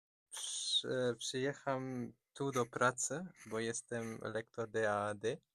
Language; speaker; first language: Polish; non-native, learner; German